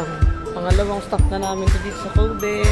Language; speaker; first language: Filipino; native; Filipino